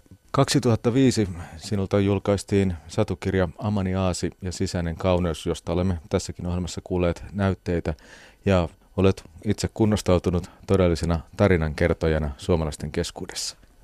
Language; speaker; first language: Finnish; native; Finnish